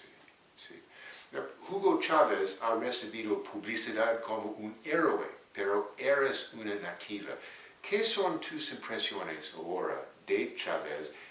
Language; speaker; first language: Spanish; non-native, fluent; English